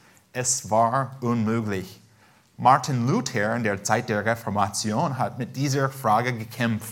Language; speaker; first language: German; non-native, fluent; English